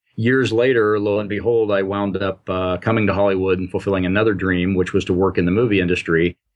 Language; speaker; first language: English; native; English